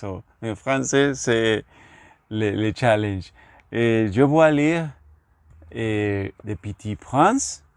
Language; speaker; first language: French; non-native, learner; Spanish